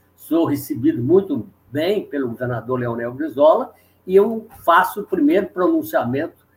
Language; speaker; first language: Portuguese; native; Portuguese